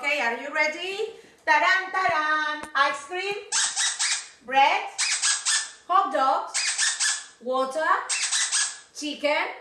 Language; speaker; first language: English; non-native, fluent; Spanish